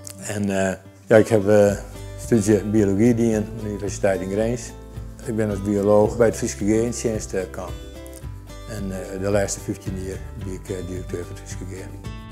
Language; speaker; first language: Dutch; non-native, local second language; Western Frisian